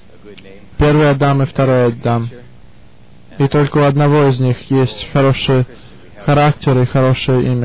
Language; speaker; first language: Russian; early bilingual, heritage; Russian